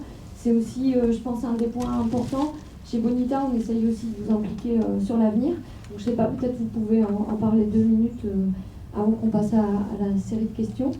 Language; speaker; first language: French; native; French